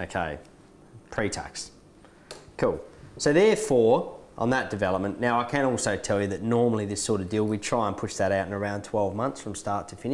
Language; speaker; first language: English; native; English